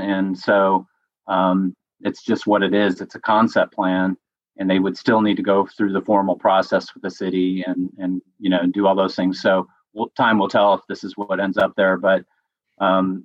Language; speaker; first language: English; native; English